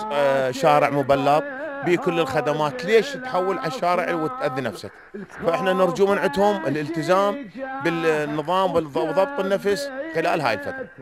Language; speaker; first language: Arabic; native; Arabic